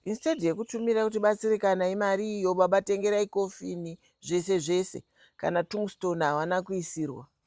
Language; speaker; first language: Shona; native; Shona